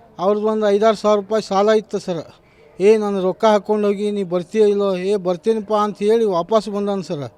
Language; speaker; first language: Kannada; non-native, local second language; Lambadi